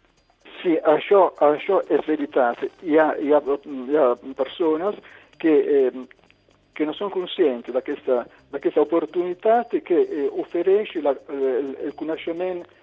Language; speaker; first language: Catalan; non-native, local second language; Italian